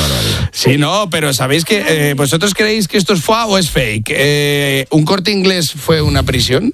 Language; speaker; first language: Spanish; native; Spanish